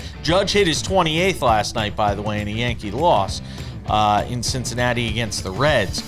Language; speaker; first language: English; native; English